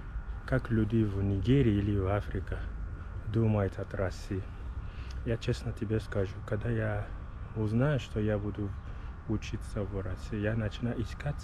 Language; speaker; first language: Russian; non-native, learner; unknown